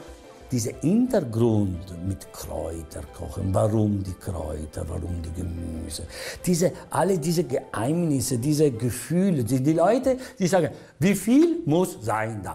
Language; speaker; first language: German; non-native, learner; Italian